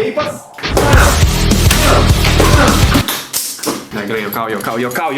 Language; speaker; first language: Lithuanian; native; Lithuanian